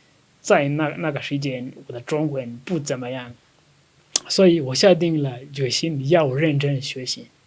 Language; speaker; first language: Chinese; non-native, fluent; Kinyarwanda